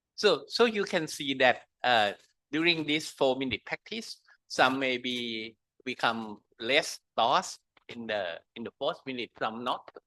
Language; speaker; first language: English; non-native, learner; Thai